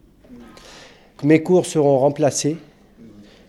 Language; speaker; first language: French; non-native, local second language; Arabic